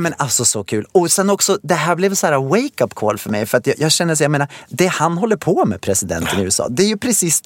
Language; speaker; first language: Swedish; native; Swedish